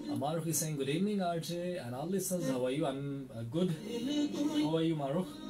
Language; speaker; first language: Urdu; non-native, local second language; Punjabi